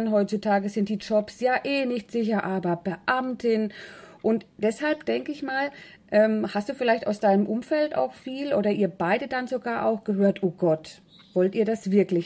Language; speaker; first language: German; native; German